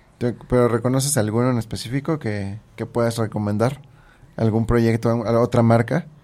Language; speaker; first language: Spanish; native; Spanish